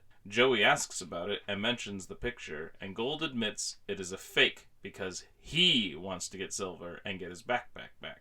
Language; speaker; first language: English; native; English